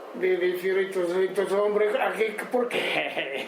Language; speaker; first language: Spanish; non-native, learner; Japanese